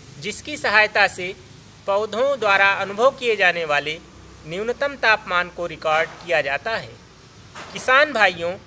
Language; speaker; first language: Hindi; native; Hindi